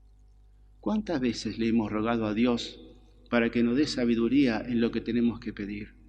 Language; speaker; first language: Spanish; native; Spanish